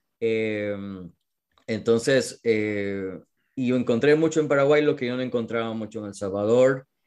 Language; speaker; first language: Spanish; native; Spanish